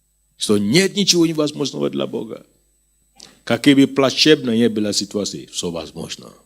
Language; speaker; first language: Russian; non-native, fluent; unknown